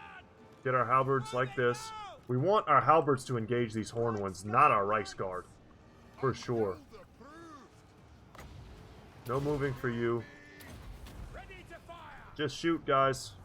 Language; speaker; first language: English; native; English